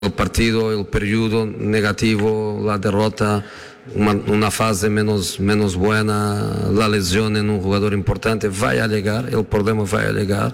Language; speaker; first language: Spanish; non-native, fluent; Portuguese